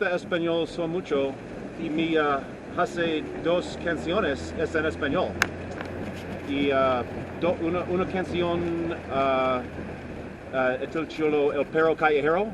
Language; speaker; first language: Spanish; non-native, learner; English